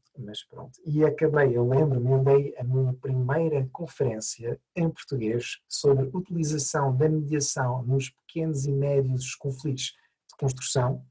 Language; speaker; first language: Portuguese; non-native, fluent; French